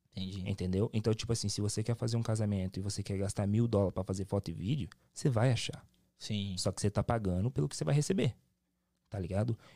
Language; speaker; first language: Portuguese; native; Portuguese